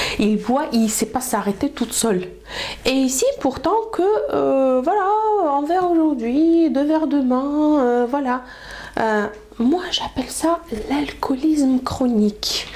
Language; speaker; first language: French; non-native, fluent; Russian